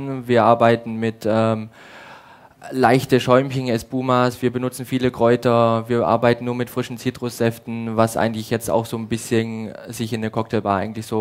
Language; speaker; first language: German; native; German